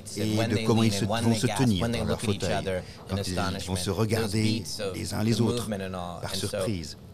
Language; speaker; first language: French; non-native, fluent; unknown